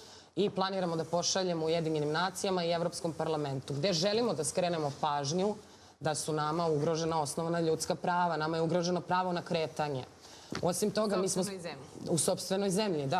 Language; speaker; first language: Bosnian; native; Bosnian